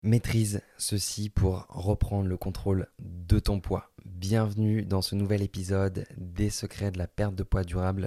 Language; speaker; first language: French; native; French